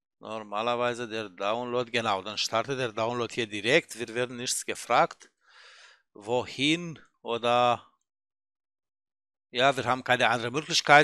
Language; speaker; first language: German; native; German